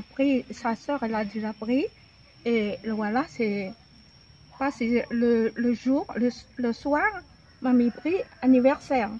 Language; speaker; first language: French; non-native, local second language; Javanese